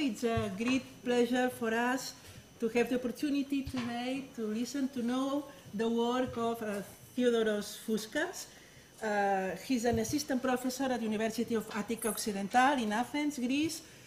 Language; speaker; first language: English; non-native, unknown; Spanish